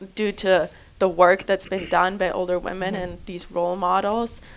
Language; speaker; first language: English; non-native, fluent; German